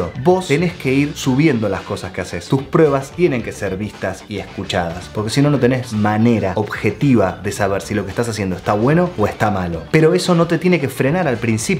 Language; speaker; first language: Spanish; native; Spanish